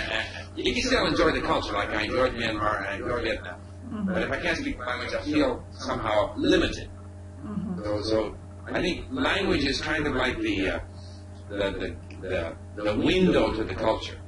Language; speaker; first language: English; non-native, fluent; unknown